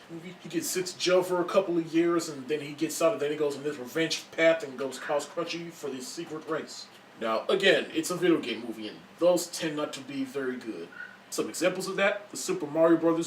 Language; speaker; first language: English; native; English